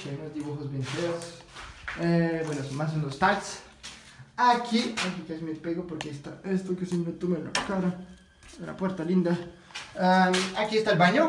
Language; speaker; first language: Spanish; non-native, fluent; French